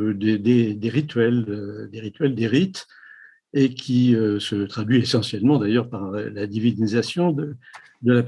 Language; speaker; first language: French; native; French